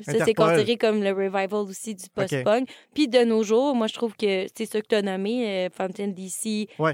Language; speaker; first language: French; native; French